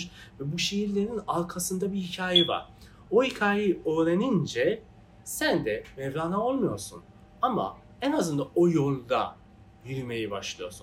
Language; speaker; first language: Turkish; non-native, fluent; Persian